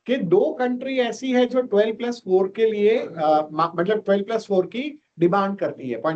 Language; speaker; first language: Hindi; non-native, local second language; Gujarati